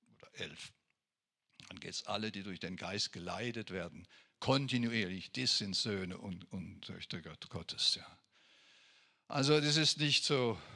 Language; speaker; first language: German; non-native, fluent; French